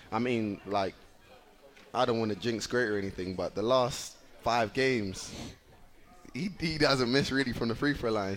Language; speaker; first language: English; native; English